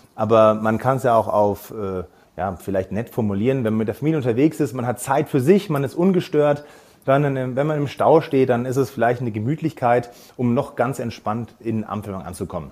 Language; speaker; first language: German; native; German